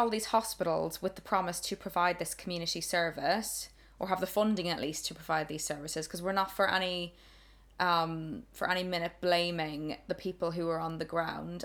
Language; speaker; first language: English; native; English